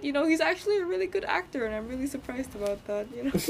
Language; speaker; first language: English; non-native, fluent; Indonesian